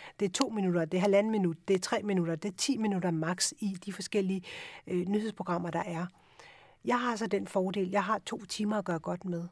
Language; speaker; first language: Danish; early bilingual, other home language; Urdu